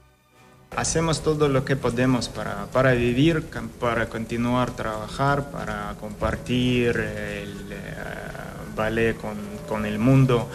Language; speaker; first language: Spanish; non-native, learner; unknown